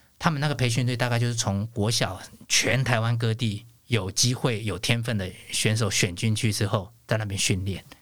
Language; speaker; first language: Chinese; non-native, local second language; Hakka Chinese